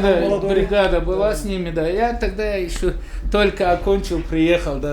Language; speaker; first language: Russian; non-native, local second language; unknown